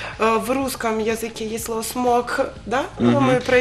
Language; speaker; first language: Russian; native; Russian